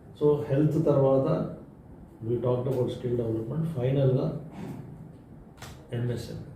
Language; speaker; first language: Telugu; native; Telugu